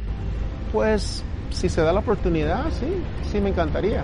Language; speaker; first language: Spanish; native; Spanish